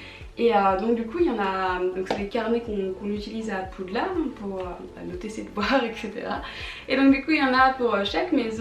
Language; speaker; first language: French; native; French